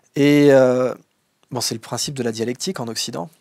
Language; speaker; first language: French; native; French